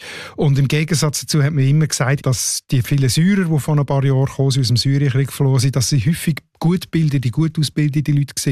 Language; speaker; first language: German; native; German